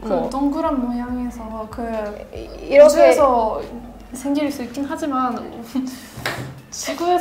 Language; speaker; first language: Korean; non-native, fluent; Russian